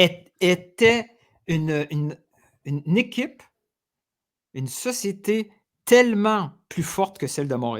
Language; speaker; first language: French; native; French